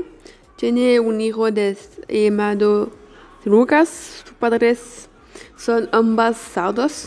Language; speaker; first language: Spanish; non-native, learner; French